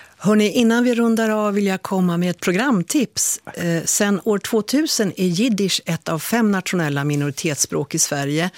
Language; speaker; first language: Swedish; native; Swedish